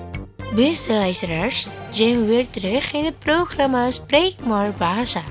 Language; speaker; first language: Dutch; non-native, learner; Indonesian